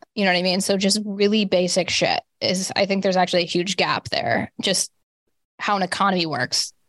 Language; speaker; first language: English; native; English